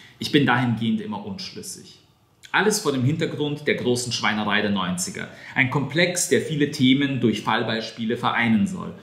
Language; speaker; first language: German; non-native, fluent; Serbian